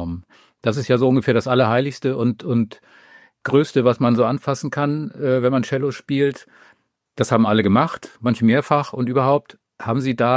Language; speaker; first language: German; native; German